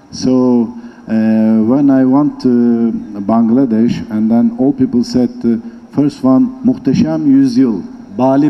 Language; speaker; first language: English; non-native, learner; Turkish